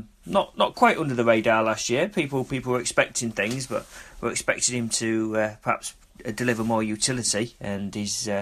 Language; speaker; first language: English; native; English